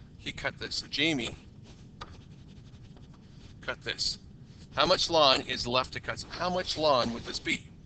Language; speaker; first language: English; native; English